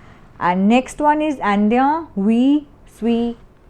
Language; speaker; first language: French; non-native, fluent; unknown